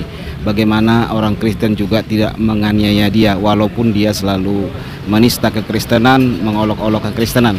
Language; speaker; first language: Indonesian; native; Indonesian